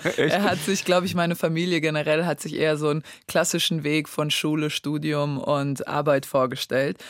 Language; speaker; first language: German; non-native, local second language; Serbian